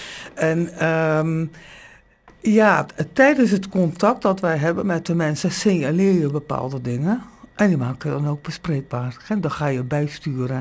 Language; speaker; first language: Dutch; native; Dutch